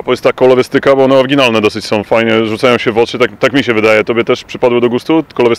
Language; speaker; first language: Polish; native; Polish